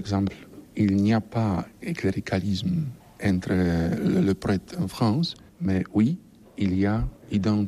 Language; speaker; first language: French; non-native, learner; Polish